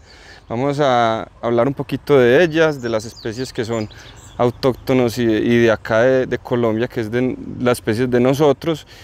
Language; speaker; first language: Spanish; native; Spanish